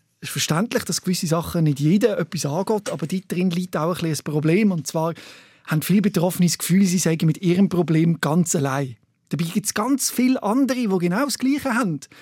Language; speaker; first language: German; native; German